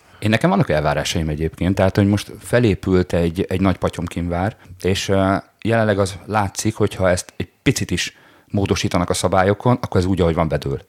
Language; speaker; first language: Hungarian; native; Hungarian